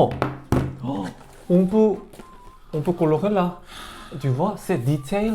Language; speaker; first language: French; non-native, learner; Korean